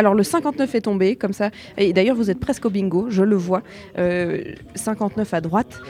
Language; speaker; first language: French; native; French